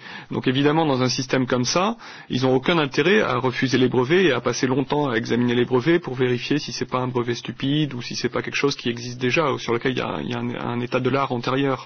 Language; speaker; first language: French; native; French